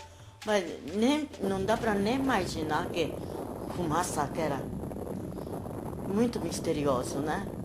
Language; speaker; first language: Portuguese; non-native, learner; Japanese